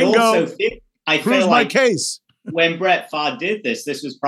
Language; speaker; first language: English; native; English